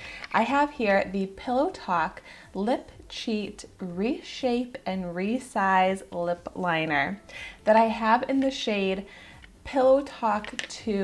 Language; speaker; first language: English; native; English